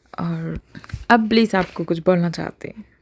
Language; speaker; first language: Hindi; native; Hindi